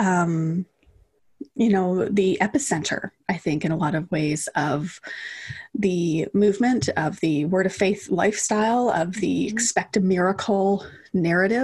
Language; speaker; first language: English; native; English